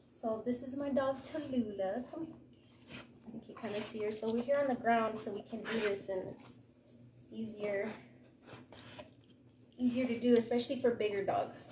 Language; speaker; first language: English; native; English